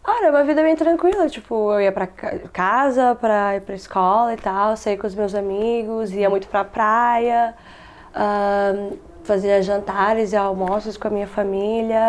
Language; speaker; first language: Portuguese; non-native, local second language; Kabuverdianu